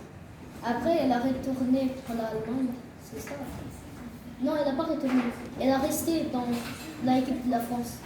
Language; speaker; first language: French; non-native, learner; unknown